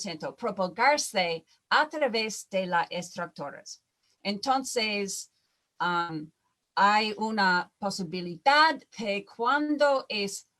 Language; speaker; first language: Spanish; non-native, fluent; English